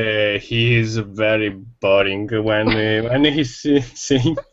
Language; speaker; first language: English; non-native, learner; Italian